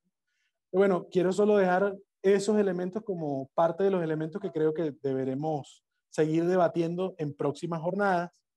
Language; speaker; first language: Spanish; native; Spanish